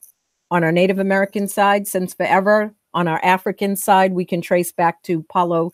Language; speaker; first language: English; native; English